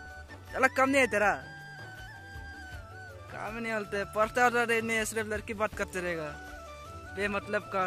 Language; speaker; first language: Hindi; non-native, local second language; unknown